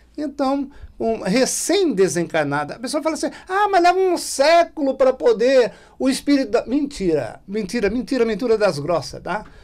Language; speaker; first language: Portuguese; native; Portuguese